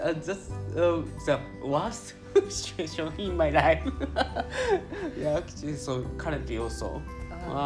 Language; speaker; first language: English; non-native, learner; Japanese